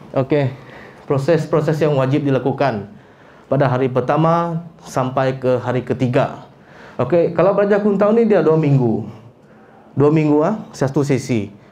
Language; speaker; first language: Malay; non-native, local second language; Iban